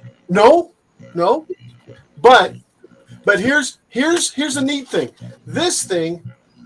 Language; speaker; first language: English; native; English